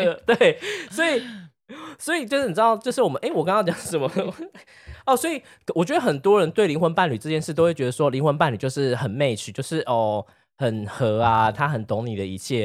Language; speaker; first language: Chinese; native; Chinese